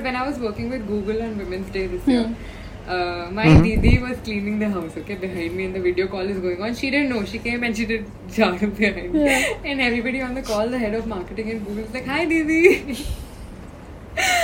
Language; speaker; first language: English; non-native, local second language; Hindi